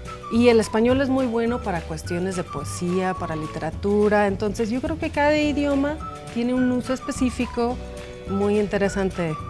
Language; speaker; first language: Spanish; non-native, fluent; English